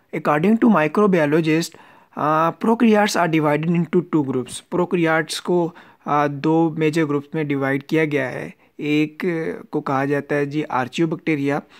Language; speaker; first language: Urdu; non-native, local second language; Punjabi